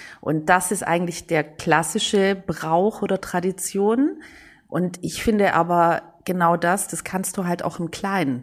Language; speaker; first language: German; early bilingual, other home language; Greek